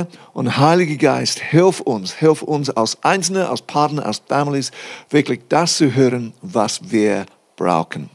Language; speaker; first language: German; non-native, fluent; English